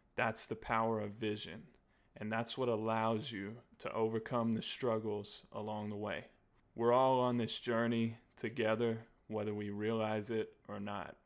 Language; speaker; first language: English; native; English